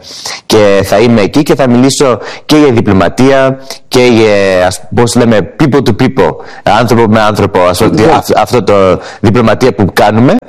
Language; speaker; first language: Greek; early bilingual, heritage; English